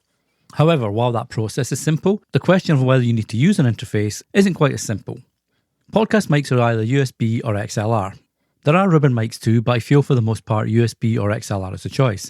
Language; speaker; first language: English; native; English